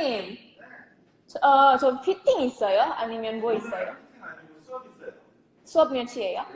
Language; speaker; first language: Korean; non-native, fluent; Indonesian